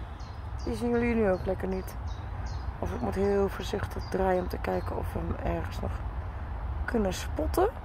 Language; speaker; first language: Dutch; native; Dutch